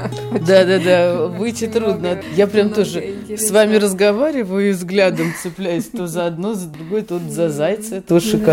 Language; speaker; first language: Russian; native; Russian